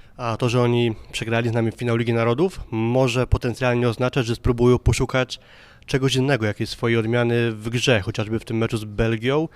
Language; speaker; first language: Polish; native; Polish